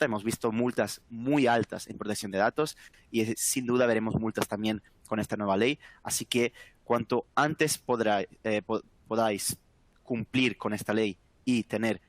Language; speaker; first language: Spanish; native; Spanish